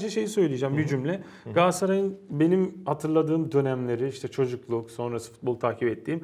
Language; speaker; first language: Turkish; native; Turkish